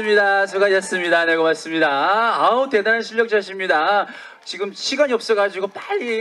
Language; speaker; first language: Korean; native; Korean